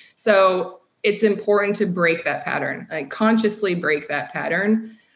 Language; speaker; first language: English; native; English